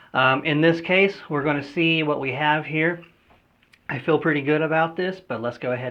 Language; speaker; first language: English; native; English